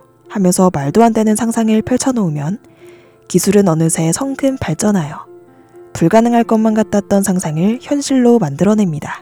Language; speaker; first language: Korean; native; Korean